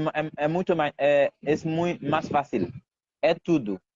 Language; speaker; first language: Portuguese; non-native, learner; Haitian Creole